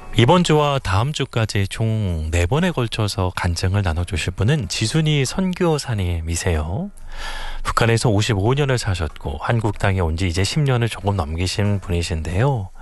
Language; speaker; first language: Korean; native; Korean